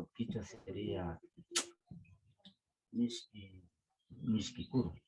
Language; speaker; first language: Spanish; non-native, local second language; Quechua